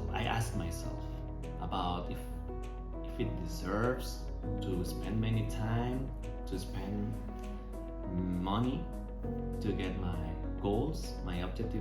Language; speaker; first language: English; non-native, learner; Spanish